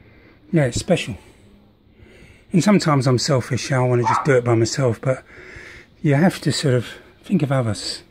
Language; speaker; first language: English; native; English